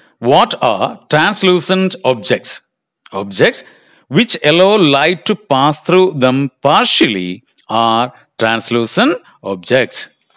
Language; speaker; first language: English; non-native, local second language; Malayalam